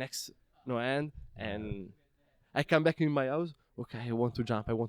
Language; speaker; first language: English; non-native, learner; Italian